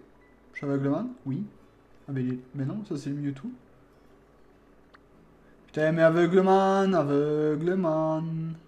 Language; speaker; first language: French; native; French